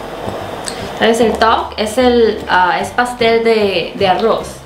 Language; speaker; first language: Spanish; non-native, fluent; Korean